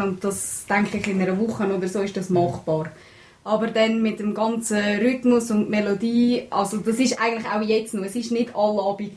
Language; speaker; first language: German; native; German